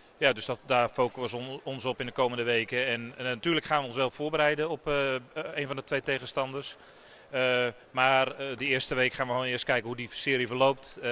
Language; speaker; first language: Dutch; native; Dutch